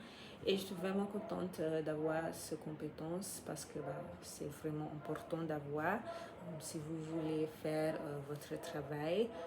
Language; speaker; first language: French; non-native, fluent; English